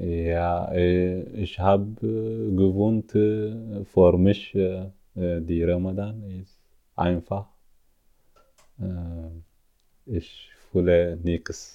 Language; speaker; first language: German; non-native, learner; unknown